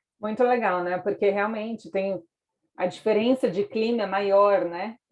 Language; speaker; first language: Portuguese; native; Portuguese